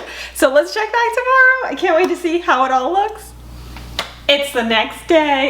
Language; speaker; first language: English; native; English